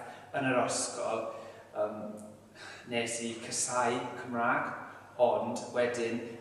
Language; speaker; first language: Welsh; non-native, learner; English